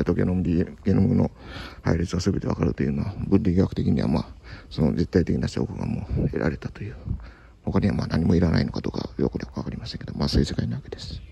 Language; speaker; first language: Japanese; native; Japanese